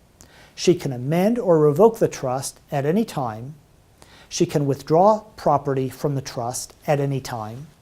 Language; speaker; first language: English; native; English